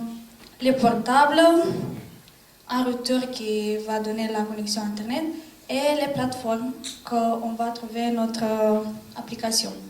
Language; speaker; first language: French; non-native, learner; Romanian